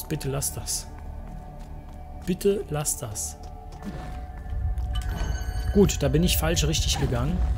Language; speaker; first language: German; native; German